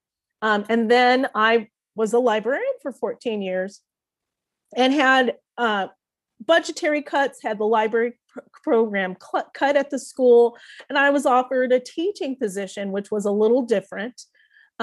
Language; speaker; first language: English; native; English